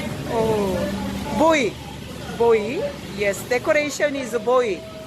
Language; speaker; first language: English; non-native, learner; Korean